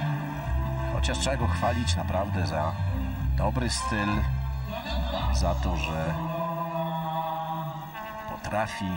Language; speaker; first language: Polish; native; Polish